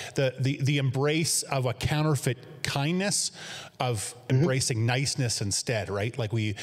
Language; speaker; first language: English; native; English